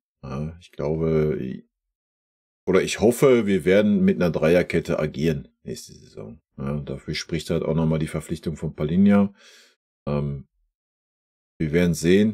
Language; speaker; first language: German; native; German